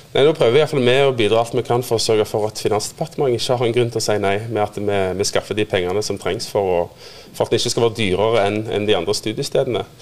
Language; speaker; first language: Norwegian; native; Norwegian